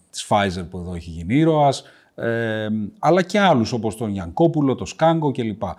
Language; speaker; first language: Greek; native; Greek